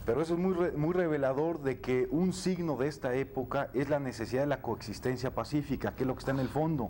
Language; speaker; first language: Spanish; native; Spanish